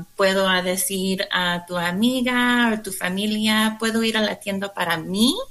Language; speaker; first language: Spanish; non-native, learner; English